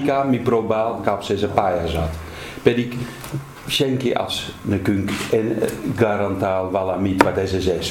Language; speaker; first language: Hungarian; non-native, learner; Dutch